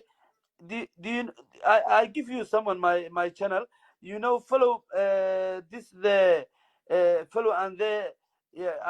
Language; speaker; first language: English; non-native, learner; Somali